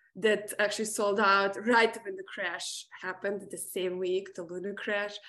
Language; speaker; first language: English; non-native, fluent; Serbian